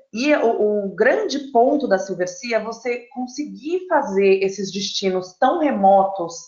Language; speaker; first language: Portuguese; native; Portuguese